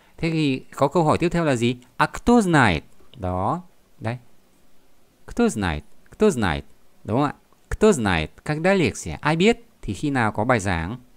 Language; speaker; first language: Vietnamese; native; Vietnamese